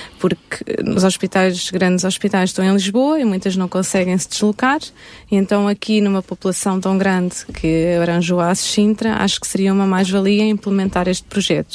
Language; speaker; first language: Portuguese; native; Portuguese